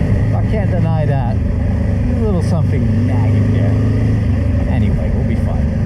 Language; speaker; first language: English; native; English